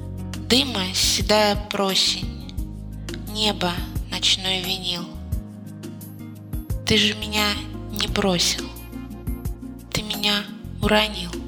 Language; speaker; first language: Russian; native; Russian